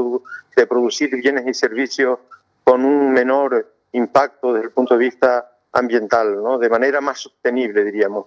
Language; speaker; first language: Spanish; native; Spanish